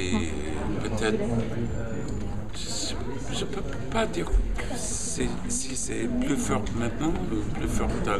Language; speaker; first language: French; non-native, fluent; English